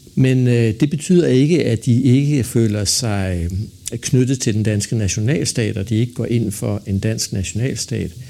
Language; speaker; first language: Danish; native; Danish